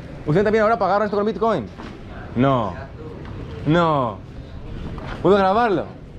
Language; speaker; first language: Spanish; non-native, fluent; Greek